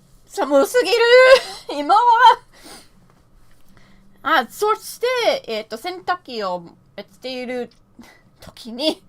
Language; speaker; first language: Japanese; non-native, learner; English